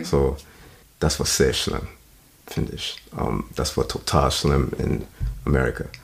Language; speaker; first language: German; non-native, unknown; English